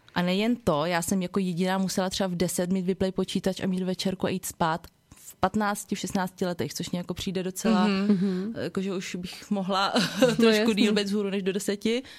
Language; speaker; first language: Czech; early bilingual, other home language; Vietnamese